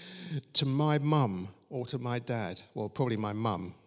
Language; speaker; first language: English; native; English